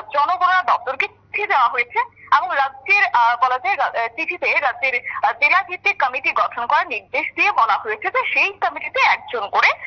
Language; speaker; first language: Bangla; native; Bangla